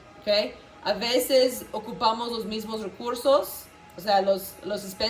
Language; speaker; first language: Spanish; non-native, local second language; English